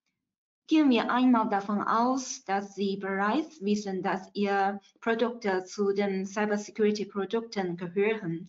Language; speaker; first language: German; non-native, fluent; Chinese